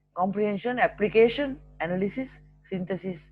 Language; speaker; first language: English; non-native, local second language; Sinhala